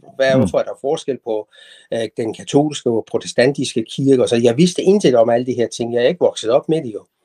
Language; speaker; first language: Danish; non-native, fluent; Persian